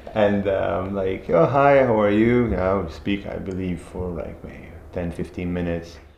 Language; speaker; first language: English; non-native, fluent; Arabic